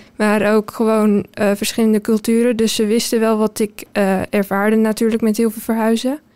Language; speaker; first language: Dutch; early bilingual, heritage; Dutch